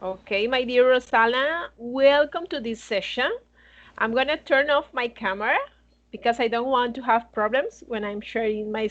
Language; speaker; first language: English; non-native, fluent; Spanish